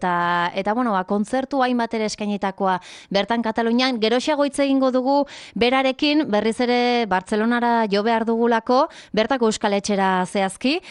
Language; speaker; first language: Basque; native; Basque